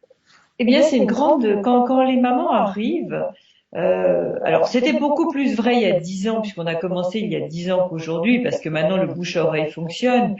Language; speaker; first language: French; native; French